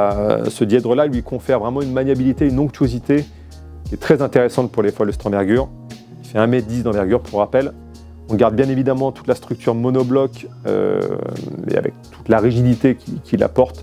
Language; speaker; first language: French; native; French